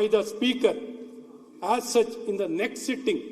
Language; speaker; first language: English; non-native, local second language; Kannada